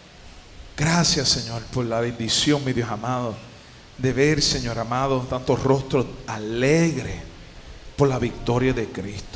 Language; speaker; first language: Spanish; native; Spanish